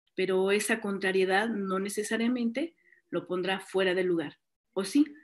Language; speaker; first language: Spanish; native; Spanish